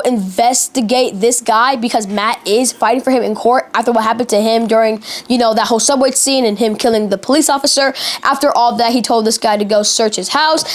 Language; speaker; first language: English; native; English